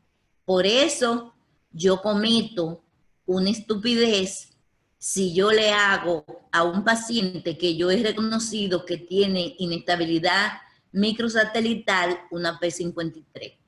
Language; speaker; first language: Spanish; native; Spanish